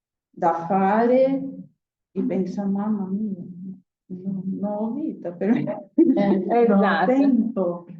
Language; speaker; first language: Italian; non-native, learner; Portuguese